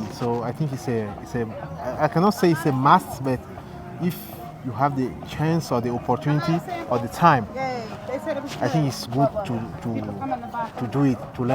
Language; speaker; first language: English; non-native, fluent; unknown